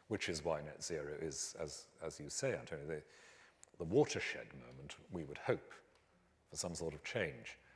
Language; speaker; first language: English; native; English